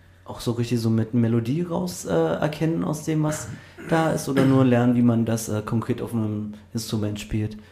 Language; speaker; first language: German; native; German